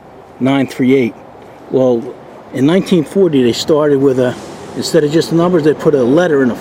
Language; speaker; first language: English; native; English